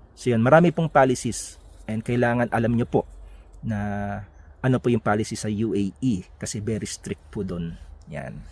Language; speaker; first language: Filipino; native; Filipino